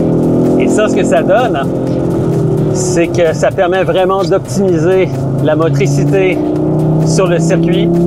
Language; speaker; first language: French; native; French